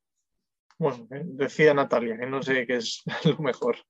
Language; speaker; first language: Spanish; non-native, fluent; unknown